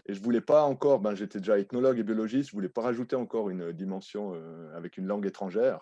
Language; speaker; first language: French; native; French